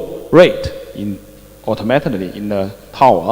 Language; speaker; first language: English; non-native, fluent; Chinese